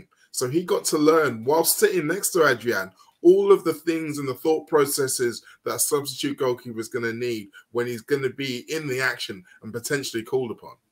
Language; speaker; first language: English; native; English